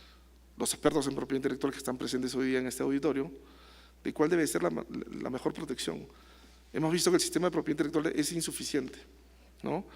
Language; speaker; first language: Spanish; native; Spanish